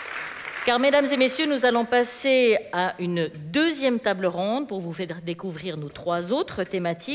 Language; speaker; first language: French; native; French